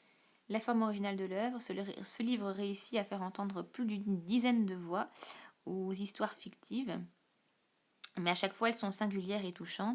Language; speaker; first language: French; native; French